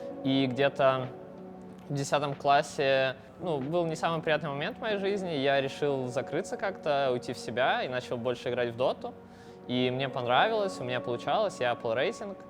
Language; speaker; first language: Russian; native; Russian